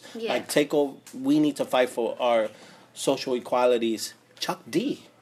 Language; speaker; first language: English; native; English